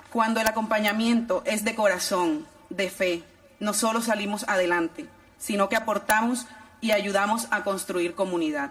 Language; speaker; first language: Spanish; native; Spanish